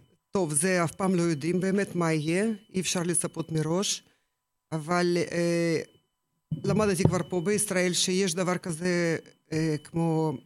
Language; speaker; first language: Hebrew; non-native, fluent; Russian